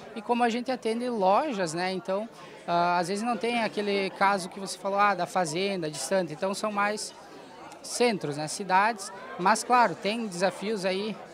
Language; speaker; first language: Portuguese; native; Portuguese